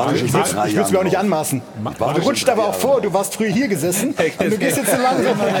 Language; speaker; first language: German; native; German